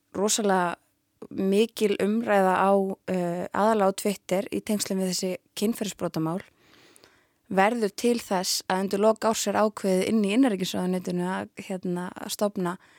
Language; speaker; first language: Icelandic; native; Icelandic